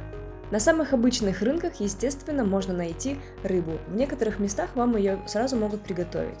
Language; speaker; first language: Russian; native; Russian